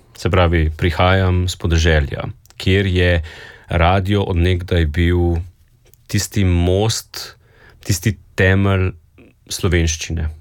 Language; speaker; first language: Slovenian; native; Slovenian